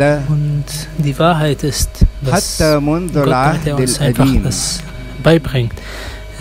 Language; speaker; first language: German; non-native, fluent; Arabic